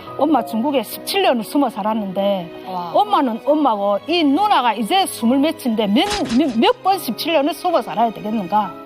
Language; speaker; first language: Korean; native; Korean